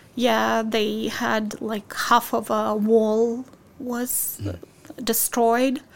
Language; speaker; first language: English; non-native, fluent; Ukrainian